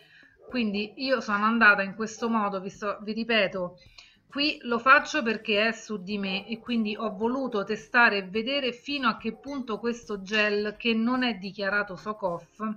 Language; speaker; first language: Italian; native; Italian